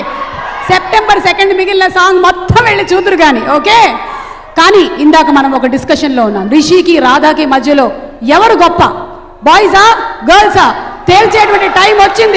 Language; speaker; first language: Telugu; native; Telugu